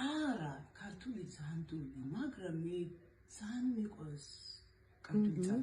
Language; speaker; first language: Georgian; non-native, learner; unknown